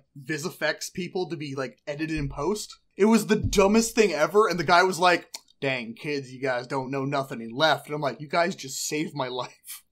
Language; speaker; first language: English; native; English